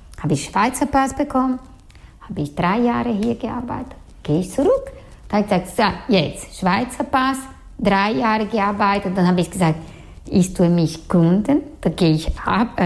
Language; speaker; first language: German; non-native, fluent; Portuguese